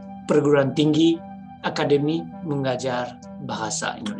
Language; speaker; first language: Indonesian; non-native, fluent; Japanese